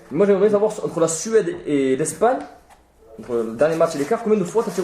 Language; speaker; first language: French; native; French